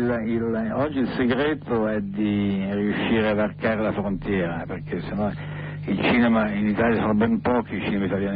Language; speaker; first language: Italian; native; Italian